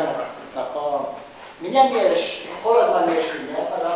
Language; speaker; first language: Hebrew; non-native, learner; Greek